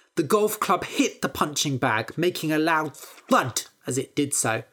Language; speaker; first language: English; native; English